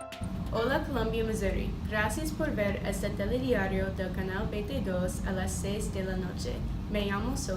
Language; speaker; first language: Spanish; non-native, learner; English